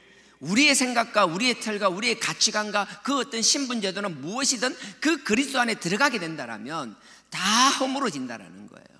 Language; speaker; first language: Korean; native; Korean